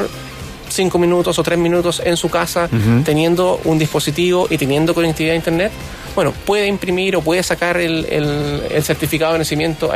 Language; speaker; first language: Spanish; native; Spanish